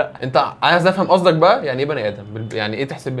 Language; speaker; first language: Arabic; native; Arabic